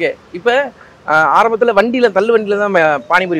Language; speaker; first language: Tamil; native; Tamil